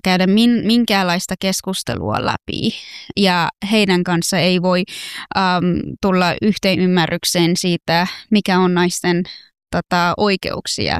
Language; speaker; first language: Finnish; non-native, fluent; Persian